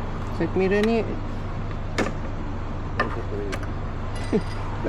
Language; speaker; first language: Malay; native; Malay